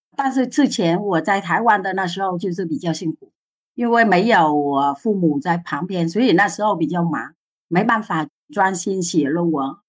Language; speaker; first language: Chinese; non-native, fluent; Vietnamese